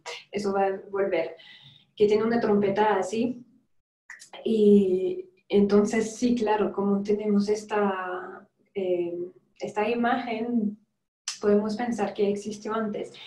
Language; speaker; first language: Spanish; non-native, fluent; French